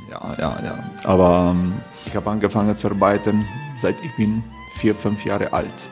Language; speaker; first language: German; non-native, fluent; Croatian